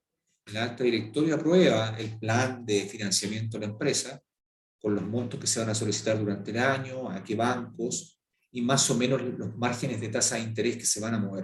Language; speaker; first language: Spanish; native; Spanish